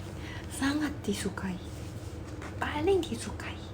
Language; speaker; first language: Indonesian; non-native, fluent; Korean